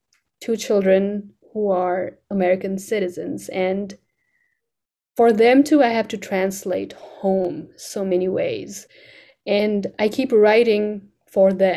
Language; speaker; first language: English; non-native, local second language; Nepali